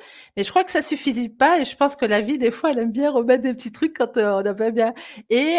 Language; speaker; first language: French; native; French